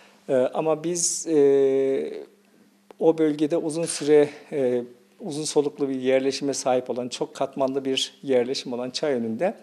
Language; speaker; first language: Turkish; native; Turkish